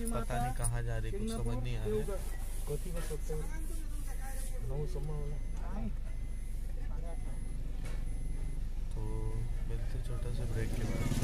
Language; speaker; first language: Hindi; native; Hindi